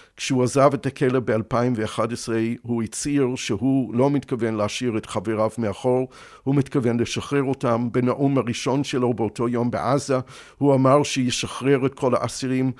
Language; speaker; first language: Hebrew; non-native, fluent; English